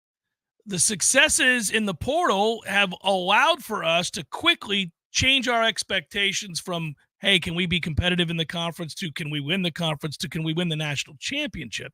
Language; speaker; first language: English; native; English